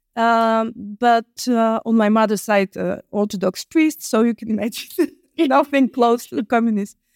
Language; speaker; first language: English; non-native, fluent; Bulgarian